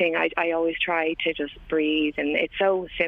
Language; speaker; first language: English; native; English